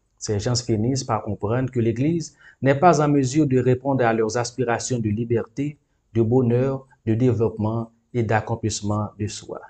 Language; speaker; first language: French; non-native, local second language; Haitian Creole